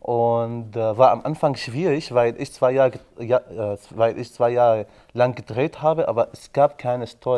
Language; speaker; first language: German; non-native, fluent; Arabic